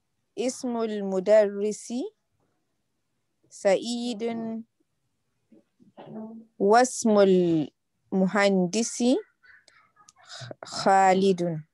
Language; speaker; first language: Arabic; non-native, learner; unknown